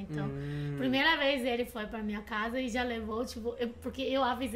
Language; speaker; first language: Portuguese; non-native, fluent; Chinese